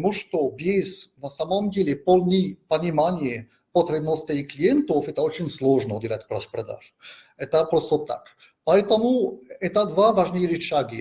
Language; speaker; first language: Russian; non-native, fluent; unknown